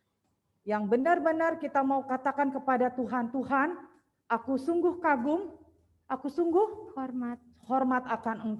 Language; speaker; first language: Indonesian; native; Indonesian